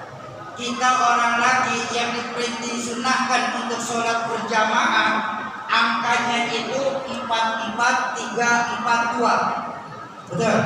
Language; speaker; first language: Indonesian; native; Indonesian